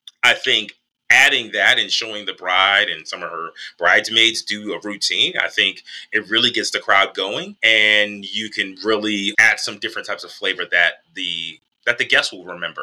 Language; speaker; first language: English; native; English